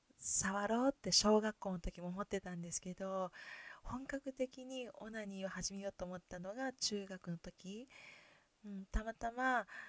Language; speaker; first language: Japanese; native; Japanese